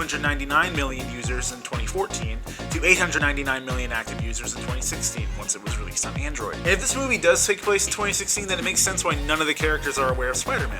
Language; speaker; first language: English; native; English